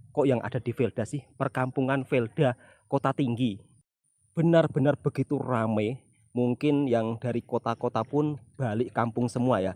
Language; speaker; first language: Indonesian; native; Indonesian